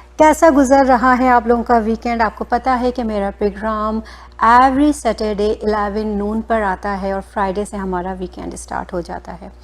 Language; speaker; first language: Urdu; native; Urdu